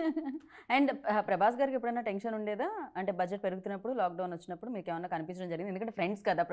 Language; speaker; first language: Telugu; native; Telugu